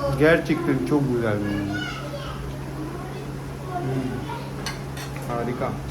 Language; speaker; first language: Turkish; non-native, learner; Urdu